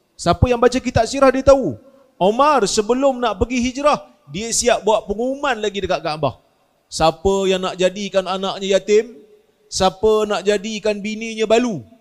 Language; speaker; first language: Malay; native; Malay